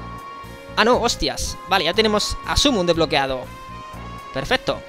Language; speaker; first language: Spanish; native; Spanish